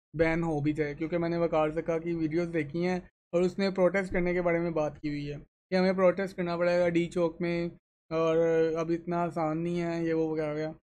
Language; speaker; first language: Urdu; native; Urdu